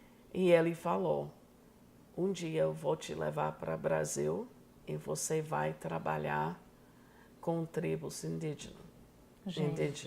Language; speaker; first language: Portuguese; non-native, fluent; English